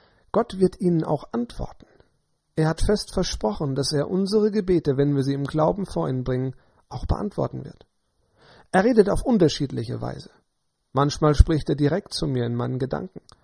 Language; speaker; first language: German; native; German